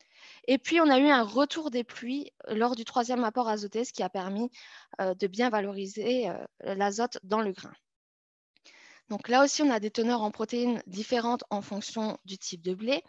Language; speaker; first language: French; native; French